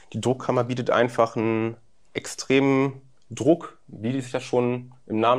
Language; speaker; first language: German; native; German